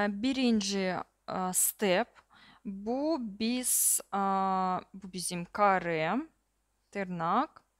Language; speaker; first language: Turkish; non-native, learner; Russian